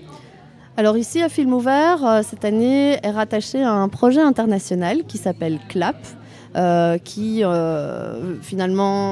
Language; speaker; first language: French; native; French